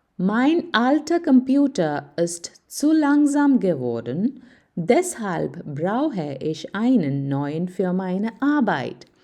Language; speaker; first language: German; non-native, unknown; Malayalam